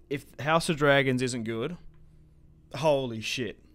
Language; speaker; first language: English; native; English